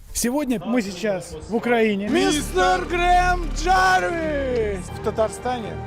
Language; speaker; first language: Russian; native; Russian